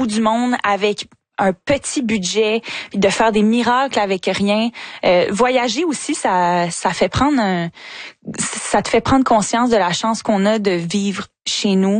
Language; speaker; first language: French; native; French